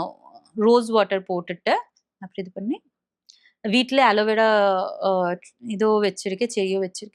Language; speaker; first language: Tamil; non-native, local second language; Bangla